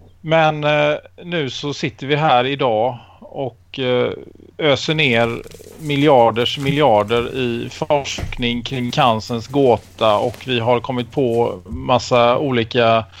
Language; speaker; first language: Swedish; native; Swedish